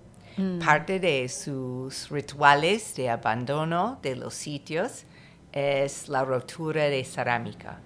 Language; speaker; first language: Spanish; non-native, fluent; English